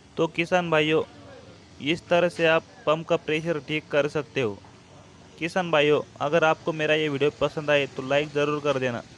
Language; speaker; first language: Hindi; non-native, local second language; Marathi